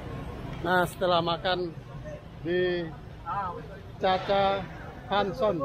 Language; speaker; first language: Indonesian; native; Indonesian